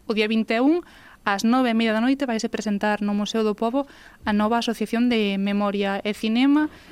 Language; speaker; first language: Galician; native; Galician